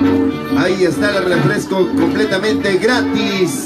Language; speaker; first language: Spanish; native; Spanish